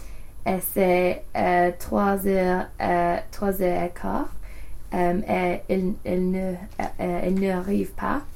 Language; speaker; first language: French; non-native, learner; English